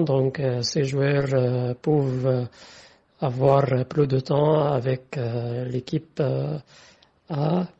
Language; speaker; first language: French; non-native, fluent; Arabic